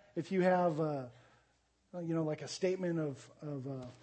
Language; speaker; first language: English; native; English